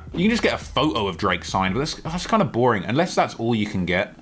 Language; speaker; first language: English; native; English